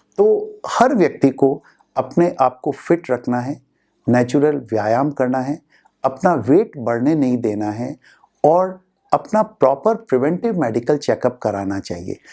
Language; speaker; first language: Hindi; native; Hindi